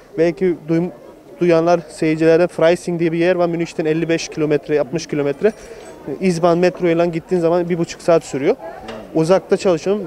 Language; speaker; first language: Turkish; early bilingual, heritage; Turkish